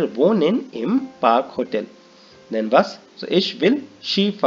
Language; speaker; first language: German; non-native, learner; Hindi